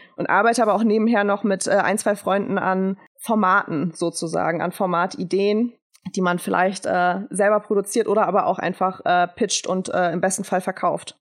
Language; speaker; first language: German; early bilingual, other home language; Turkish